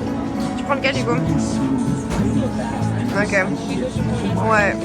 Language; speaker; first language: French; native; French